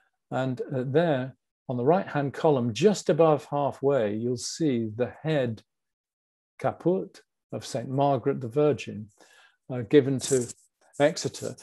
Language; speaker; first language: English; native; English